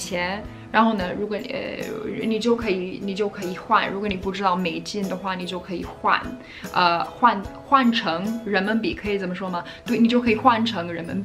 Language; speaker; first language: Chinese; non-native, fluent; English